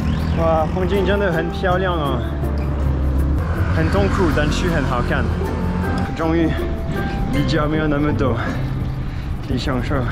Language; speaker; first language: Chinese; non-native, fluent; French